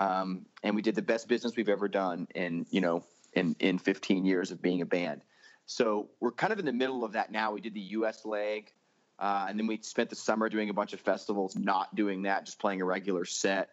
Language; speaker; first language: English; native; English